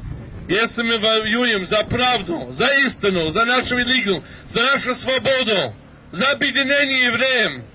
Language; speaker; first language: Russian; non-native, learner; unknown